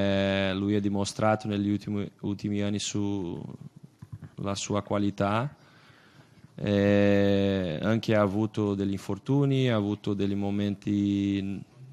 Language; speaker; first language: Italian; non-native, fluent; Portuguese